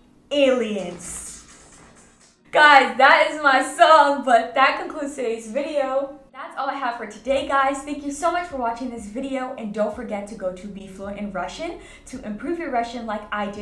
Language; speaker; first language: English; native; English